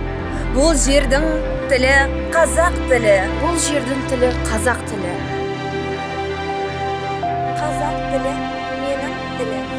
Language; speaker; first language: Kazakh; non-native, local second language; Russian